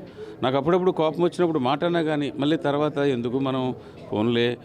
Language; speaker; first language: Telugu; native; Telugu